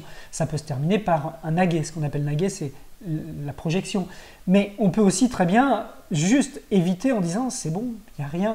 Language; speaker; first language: French; native; French